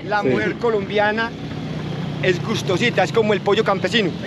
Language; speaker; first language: Spanish; native; Spanish